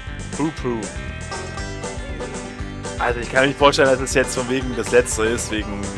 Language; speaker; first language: German; native; German